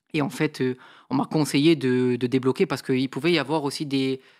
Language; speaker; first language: French; native; French